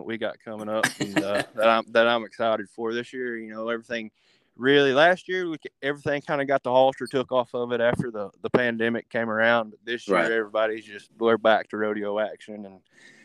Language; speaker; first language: English; native; English